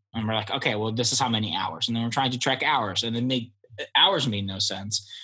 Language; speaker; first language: English; early bilingual, other home language; Polish